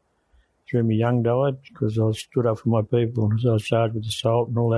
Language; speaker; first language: English; native; English